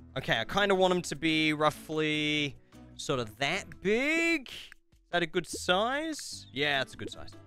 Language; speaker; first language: English; native; English